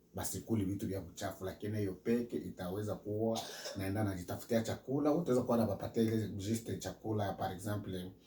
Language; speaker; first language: Swahili; native; Swahili